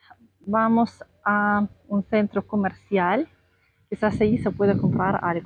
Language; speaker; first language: Spanish; non-native, fluent; Russian